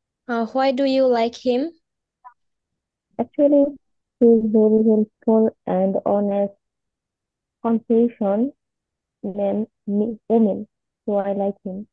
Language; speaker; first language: English; non-native, learner; Bangla